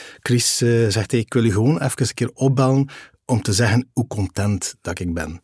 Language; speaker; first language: Dutch; native; Dutch